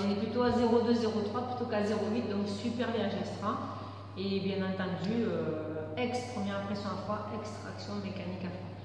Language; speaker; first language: French; native; French